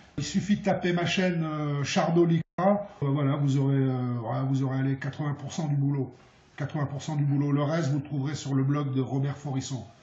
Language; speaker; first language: French; early bilingual, other home language; Arabic